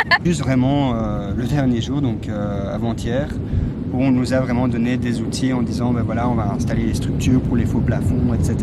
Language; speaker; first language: French; native; French